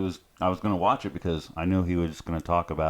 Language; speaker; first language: English; native; English